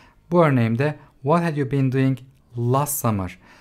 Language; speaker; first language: English; non-native, fluent; Turkish